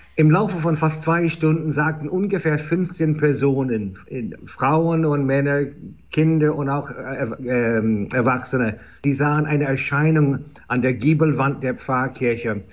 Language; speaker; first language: German; non-native, fluent; English